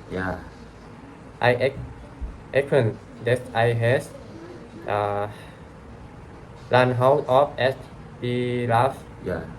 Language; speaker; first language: English; non-native, learner; Thai